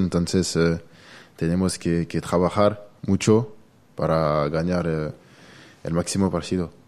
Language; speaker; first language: Spanish; non-native, learner; French